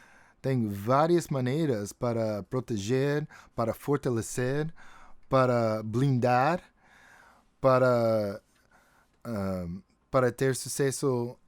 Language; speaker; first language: Portuguese; non-native, fluent; English